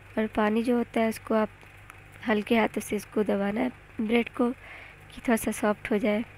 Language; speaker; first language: Hindi; native; Hindi